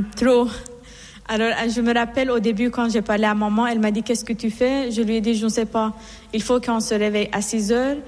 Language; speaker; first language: French; non-native, fluent; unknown